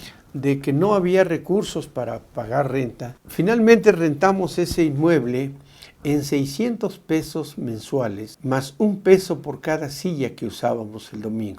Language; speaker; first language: Spanish; native; Spanish